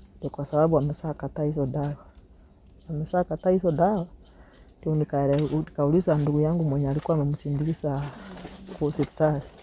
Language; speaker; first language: Swahili; non-native, local second language; Gusii